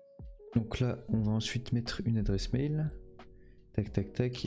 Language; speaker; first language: French; native; French